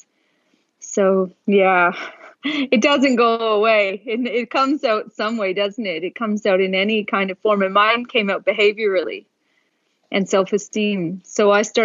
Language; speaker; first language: English; native; English